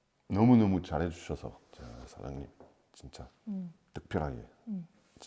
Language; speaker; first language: Korean; non-native, fluent; French